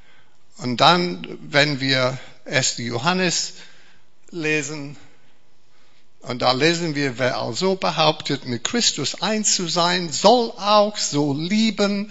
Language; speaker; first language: German; non-native, fluent; English